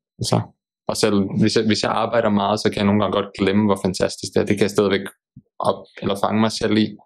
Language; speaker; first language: Danish; early bilingual, other home language; Bosnian